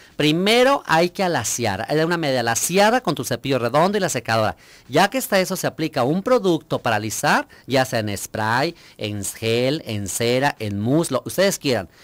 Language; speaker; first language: Spanish; native; Spanish